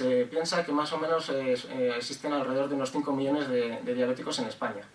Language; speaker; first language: Spanish; native; Spanish